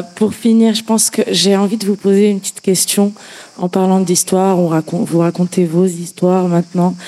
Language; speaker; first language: French; non-native, local second language; Arabic